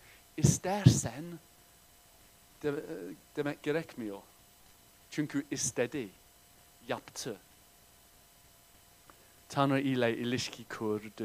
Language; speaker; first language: Turkish; non-native, fluent; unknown